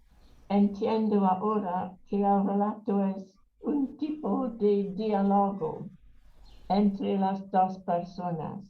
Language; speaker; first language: Spanish; non-native, learner; English